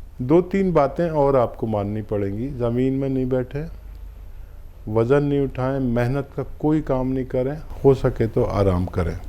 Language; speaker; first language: Hindi; native; Hindi